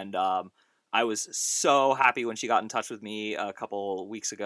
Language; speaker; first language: English; native; English